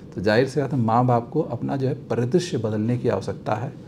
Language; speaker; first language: Hindi; native; Hindi